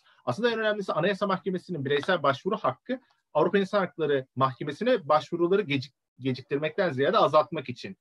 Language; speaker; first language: Turkish; native; Turkish